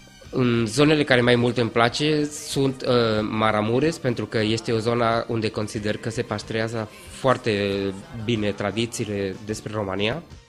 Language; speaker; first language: Romanian; non-native, fluent; Spanish